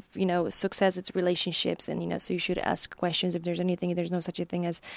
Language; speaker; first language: English; early bilingual, other home language; Polish